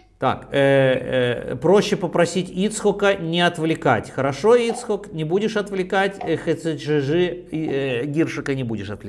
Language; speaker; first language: Russian; native; Russian